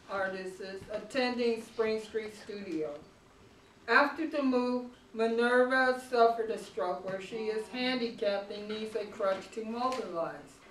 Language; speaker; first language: English; native; English